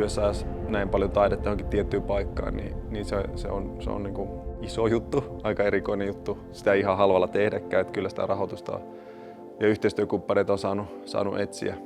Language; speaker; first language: Finnish; native; Finnish